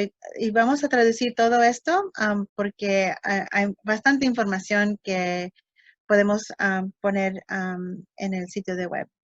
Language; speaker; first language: Spanish; early bilingual, heritage; English